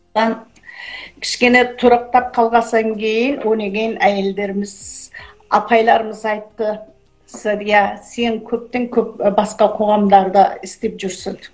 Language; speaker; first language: Kazakh; early bilingual, heritage; Kazakh